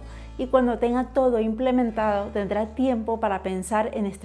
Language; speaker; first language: Spanish; native; Spanish